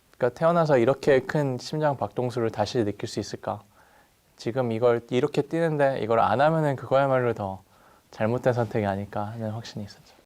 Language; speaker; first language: Korean; native; Korean